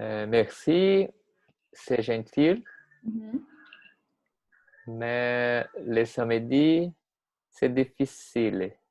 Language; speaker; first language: French; non-native, learner; Portuguese